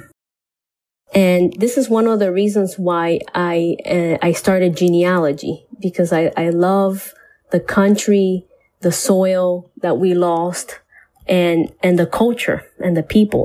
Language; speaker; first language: English; early bilingual, other home language; Spanish